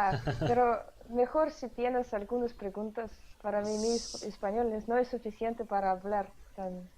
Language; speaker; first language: Spanish; non-native, learner; Russian